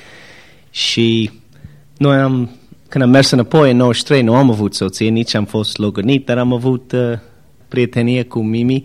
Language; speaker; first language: Romanian; non-native, learner; English